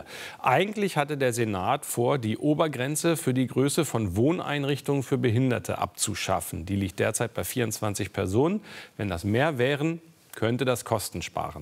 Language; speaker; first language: German; native; German